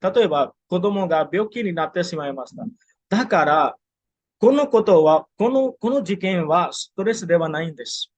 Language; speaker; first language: Japanese; non-native, fluent; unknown